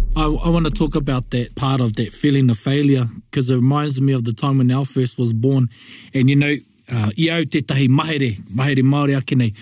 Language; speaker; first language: English; native; English